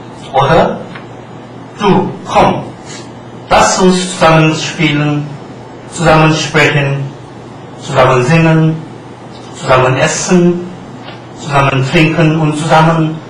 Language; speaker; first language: German; non-native, fluent; Korean